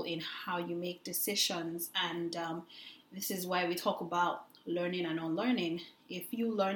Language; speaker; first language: English; non-native, local second language; Yoruba